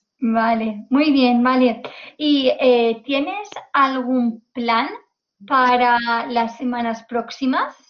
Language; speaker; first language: Spanish; native; Spanish